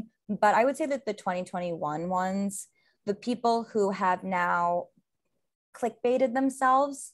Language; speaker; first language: English; native; English